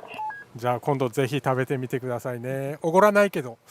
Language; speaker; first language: Japanese; native; Japanese